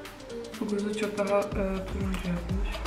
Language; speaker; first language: Turkish; non-native, fluent; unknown